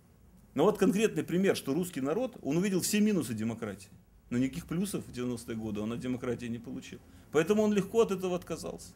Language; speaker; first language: Russian; native; Russian